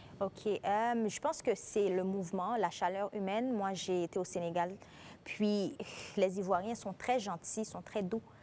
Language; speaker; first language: French; non-native, local second language; Haitian Creole